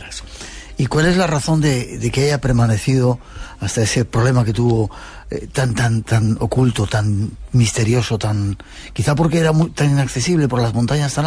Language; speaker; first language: Spanish; native; Spanish